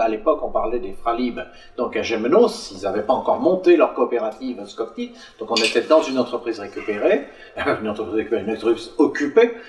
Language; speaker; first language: French; native; French